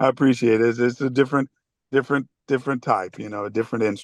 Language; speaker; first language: English; native; English